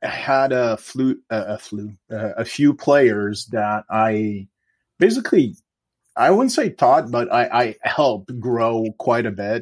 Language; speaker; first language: English; native; English